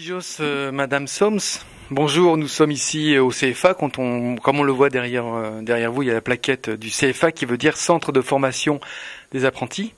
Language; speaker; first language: French; native; French